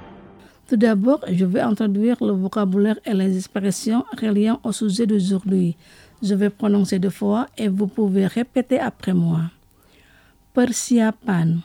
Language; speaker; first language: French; non-native, local second language; Indonesian